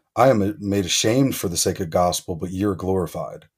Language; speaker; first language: English; native; English